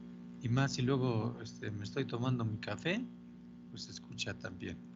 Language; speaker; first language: Spanish; native; Spanish